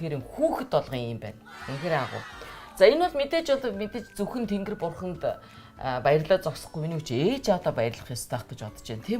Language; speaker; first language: Mongolian; native; Mongolian